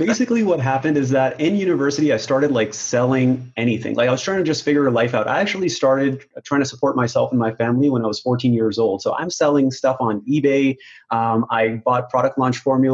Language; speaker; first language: English; non-native, local second language; Urdu